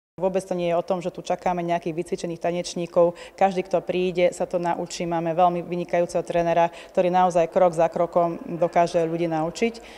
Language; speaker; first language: Slovak; native; Slovak